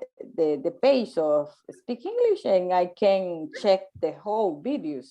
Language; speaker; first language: English; non-native, learner; Spanish